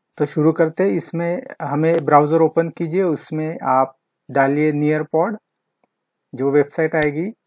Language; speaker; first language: Hindi; non-native, local second language; Marathi